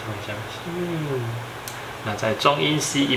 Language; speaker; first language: Chinese; native; Chinese